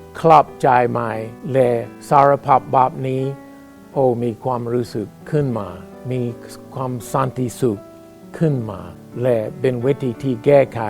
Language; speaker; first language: Thai; non-native, fluent; English